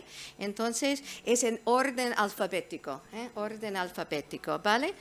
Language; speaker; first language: Spanish; non-native, fluent; English